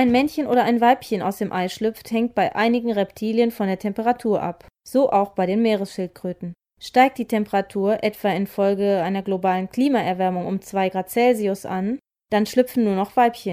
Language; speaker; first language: German; native; German